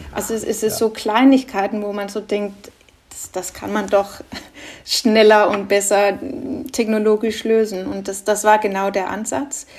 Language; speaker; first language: German; non-native, fluent; Norwegian